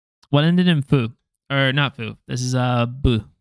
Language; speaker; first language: English; native; English